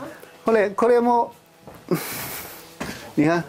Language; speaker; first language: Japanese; non-native, fluent; Chinese